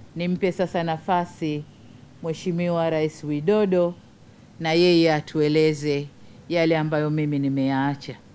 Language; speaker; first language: Swahili; native; Swahili